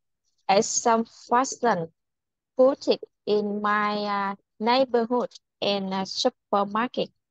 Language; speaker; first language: English; non-native, learner; Vietnamese